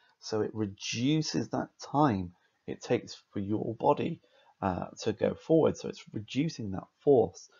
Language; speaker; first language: English; native; English